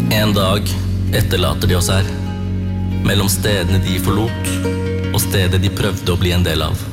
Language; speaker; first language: Norwegian; early bilingual, other home language; Tamil